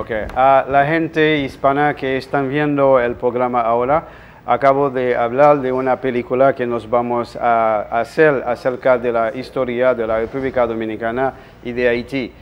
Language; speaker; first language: Spanish; non-native, fluent; Haitian Creole